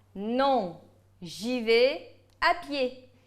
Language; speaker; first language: French; non-native, fluent; Ukrainian